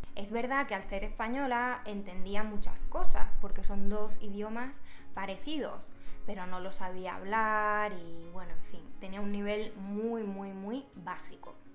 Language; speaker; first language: Spanish; native; Spanish